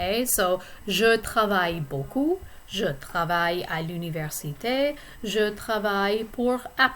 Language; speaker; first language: French; non-native, fluent; English